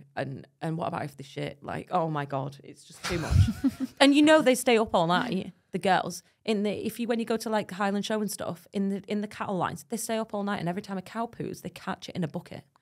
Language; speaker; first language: English; native; English